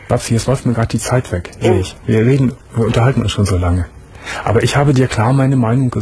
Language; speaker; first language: German; native; German